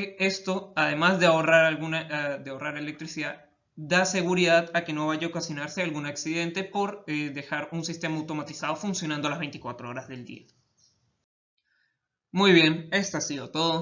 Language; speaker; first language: Spanish; native; Spanish